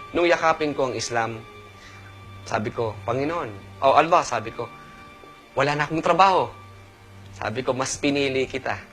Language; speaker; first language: Filipino; native; Filipino